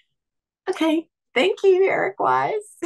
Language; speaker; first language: English; native; English